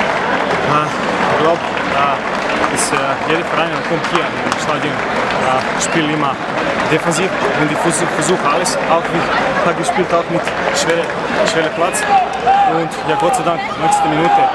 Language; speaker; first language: German; non-native, learner; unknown